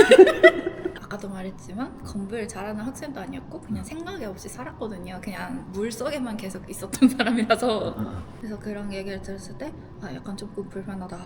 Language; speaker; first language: Korean; non-native, fluent; Japanese